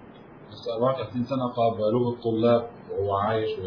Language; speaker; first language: Arabic; native; Arabic